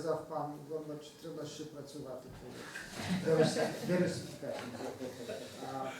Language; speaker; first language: Ukrainian; non-native, learner; Romanian